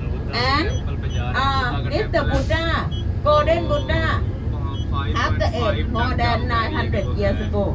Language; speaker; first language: English; non-native, learner; Thai